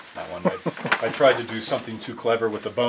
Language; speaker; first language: English; native; English